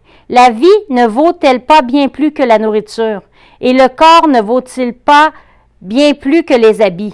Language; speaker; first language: French; native; French